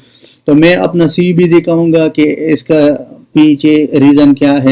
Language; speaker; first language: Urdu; non-native, local second language; Pashto